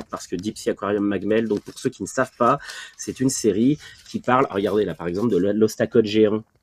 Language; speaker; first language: French; native; French